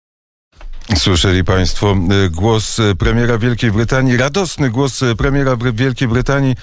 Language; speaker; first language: Polish; native; Polish